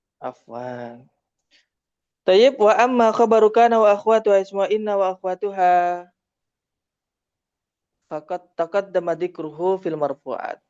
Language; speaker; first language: Arabic; non-native, fluent; Indonesian